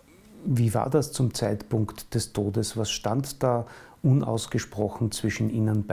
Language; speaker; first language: German; native; German